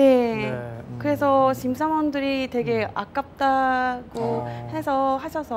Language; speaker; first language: Korean; non-native, fluent; Japanese